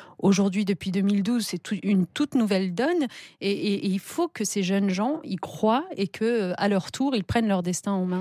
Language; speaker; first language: French; early bilingual, other home language; Riffian